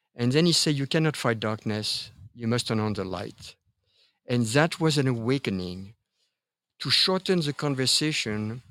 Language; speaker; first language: English; non-native, fluent; French